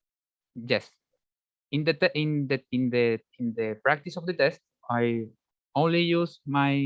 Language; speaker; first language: English; non-native, learner; Spanish